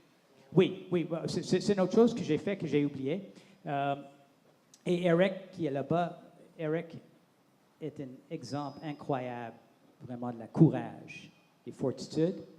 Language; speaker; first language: French; non-native, local second language; English